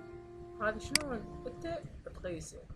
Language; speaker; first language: Arabic; native; Arabic